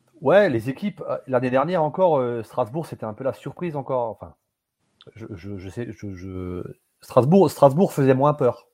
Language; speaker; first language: French; native; French